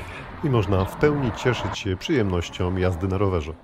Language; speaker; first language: Polish; native; Polish